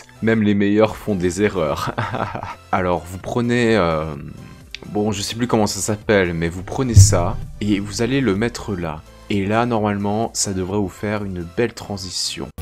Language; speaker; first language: French; native; French